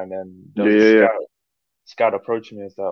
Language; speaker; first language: English; native; English